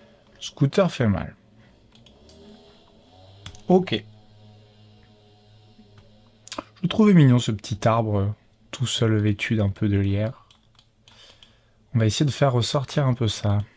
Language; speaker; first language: French; native; French